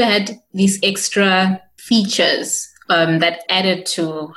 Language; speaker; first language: English; non-native, local second language; Tswana